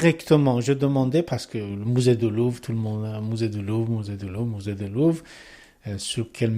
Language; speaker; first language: French; non-native, learner; Persian